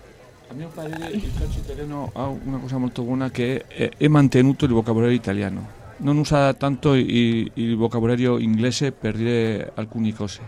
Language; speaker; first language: Italian; non-native, fluent; Spanish